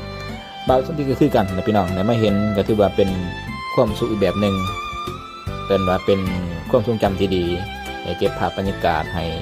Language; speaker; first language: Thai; non-native, local second language; Lao